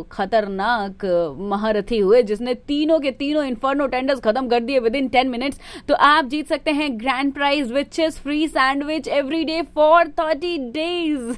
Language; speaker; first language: Hindi; native; Hindi